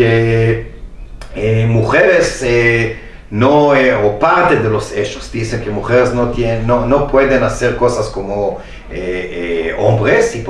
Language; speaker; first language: Spanish; non-native, fluent; Hebrew